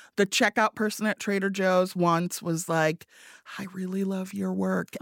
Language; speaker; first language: English; native; English